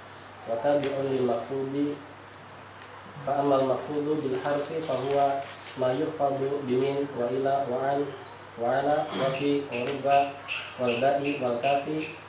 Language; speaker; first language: Arabic; non-native, learner; Indonesian